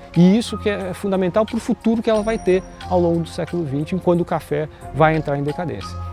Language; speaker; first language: Portuguese; native; Portuguese